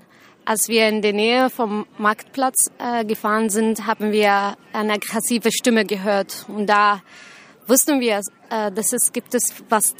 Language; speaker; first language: German; non-native, learner; Arabic